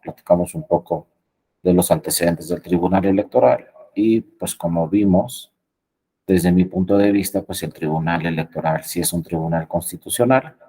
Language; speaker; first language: Spanish; native; Spanish